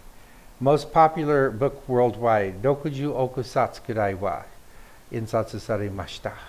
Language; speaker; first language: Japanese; non-native, fluent; English